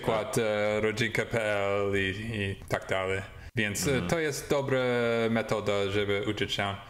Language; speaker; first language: Polish; non-native, learner; English